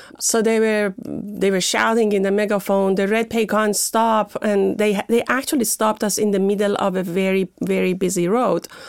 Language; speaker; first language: English; non-native, fluent; Persian